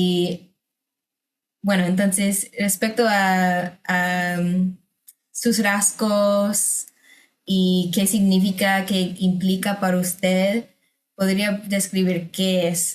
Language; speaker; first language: Spanish; non-native, fluent; English